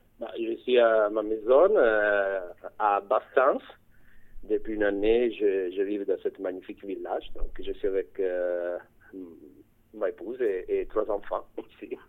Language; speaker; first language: French; non-native, fluent; Italian